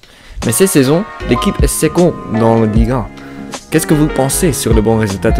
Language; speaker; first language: French; non-native, learner; Dutch